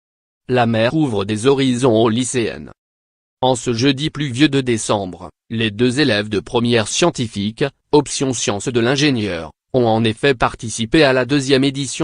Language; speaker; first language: French; native; French